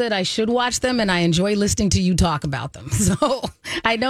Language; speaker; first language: English; native; English